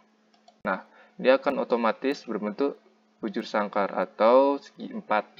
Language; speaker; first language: Indonesian; native; Indonesian